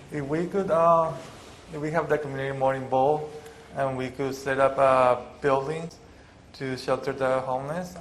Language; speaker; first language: English; non-native, fluent; Spanish